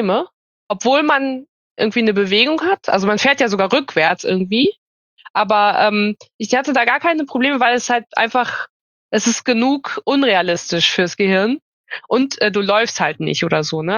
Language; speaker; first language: German; native; German